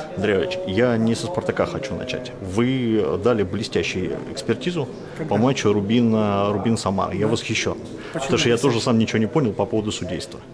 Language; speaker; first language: Russian; native; Russian